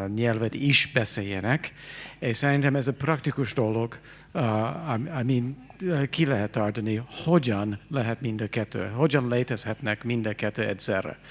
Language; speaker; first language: Hungarian; non-native, fluent; English